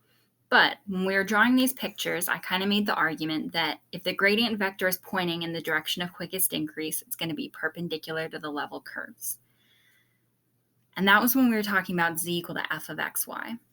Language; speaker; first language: English; native; English